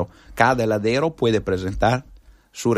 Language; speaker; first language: Spanish; non-native, fluent; Italian